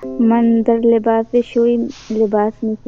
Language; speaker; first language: Persian; non-native, learner; Urdu